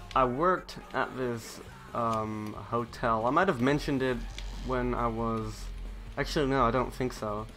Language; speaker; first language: English; native; English